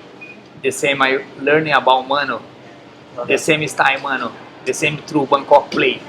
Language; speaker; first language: English; non-native, learner; Portuguese